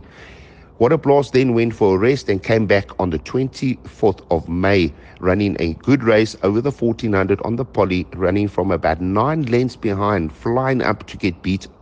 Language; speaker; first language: English; native; English